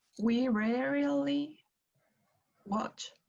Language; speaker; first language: English; non-native, learner; Spanish